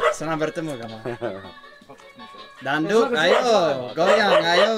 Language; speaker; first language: Indonesian; non-native, learner; English